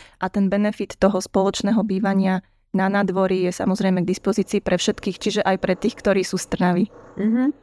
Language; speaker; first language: Slovak; native; Slovak